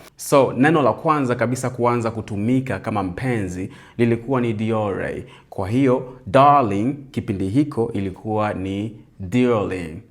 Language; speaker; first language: Swahili; native; Swahili